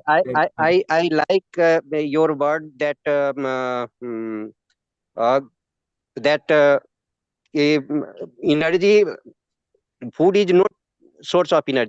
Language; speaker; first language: English; non-native, learner; Hindi